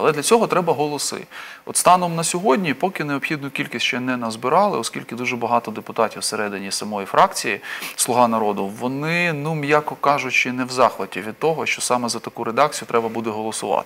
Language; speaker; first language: Ukrainian; native; Ukrainian